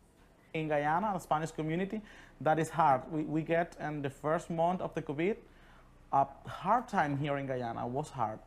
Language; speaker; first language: English; non-native, learner; Spanish